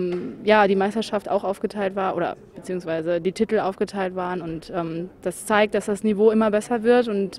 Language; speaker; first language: German; native; German